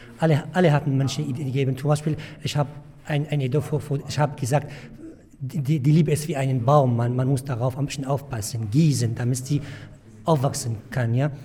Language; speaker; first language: German; non-native, learner; Arabic